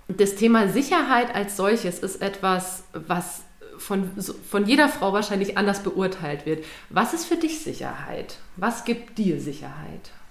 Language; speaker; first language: German; native; German